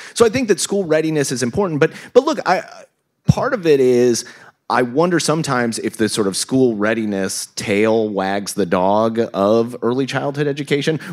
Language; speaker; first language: English; native; English